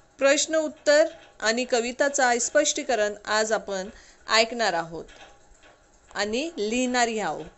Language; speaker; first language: Marathi; non-native, local second language; Urdu